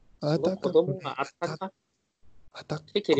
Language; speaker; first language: Japanese; non-native, learner; Spanish